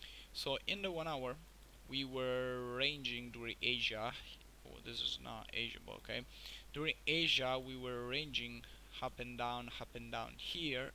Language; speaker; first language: English; non-native, fluent; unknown